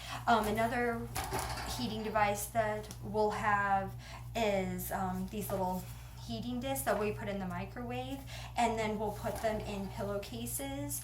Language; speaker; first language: English; native; English